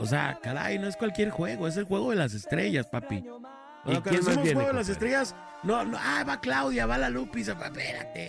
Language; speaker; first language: Spanish; native; Spanish